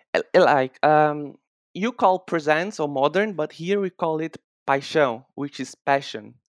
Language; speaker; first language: English; non-native, fluent; Portuguese